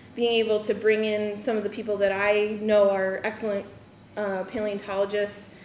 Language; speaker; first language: English; native; English